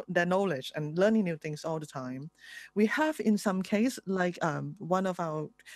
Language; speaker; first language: English; non-native, fluent; Thai